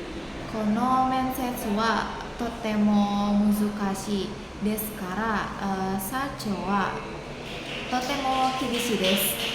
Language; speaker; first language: Japanese; non-native, learner; Indonesian